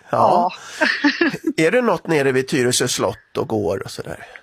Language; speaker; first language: Swedish; native; Swedish